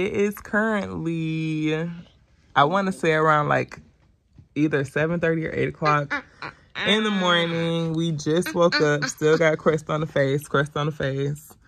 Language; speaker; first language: English; native; English